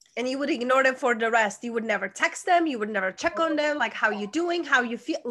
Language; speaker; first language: English; non-native, fluent; Czech